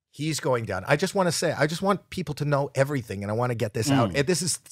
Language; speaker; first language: English; native; English